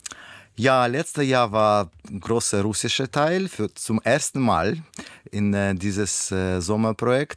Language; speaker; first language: German; non-native, learner; Russian